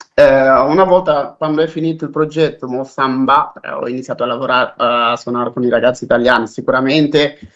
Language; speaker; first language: Italian; non-native, fluent; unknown